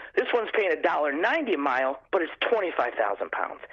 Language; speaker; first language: English; native; English